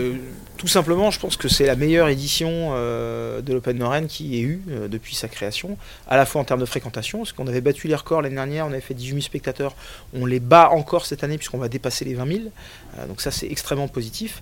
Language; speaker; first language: French; native; French